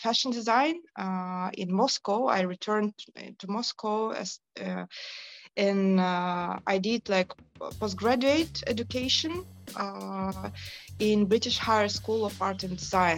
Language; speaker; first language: English; non-native, fluent; Yakut